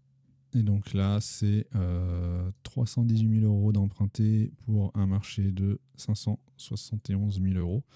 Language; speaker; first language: French; native; French